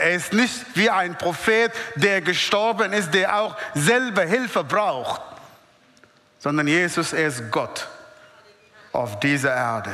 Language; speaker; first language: German; non-native, fluent; Arabic